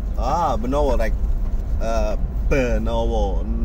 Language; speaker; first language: English; non-native, learner; Indonesian